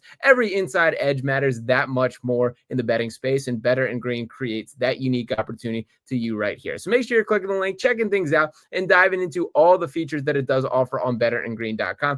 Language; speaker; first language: English; native; English